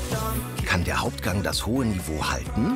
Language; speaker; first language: German; native; German